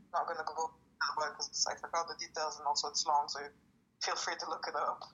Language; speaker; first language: English; non-native, fluent; French